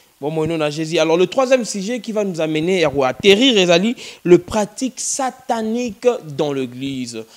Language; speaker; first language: French; non-native, local second language; Lingala